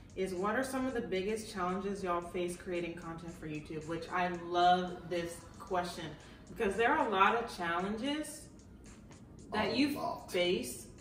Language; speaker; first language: English; native; English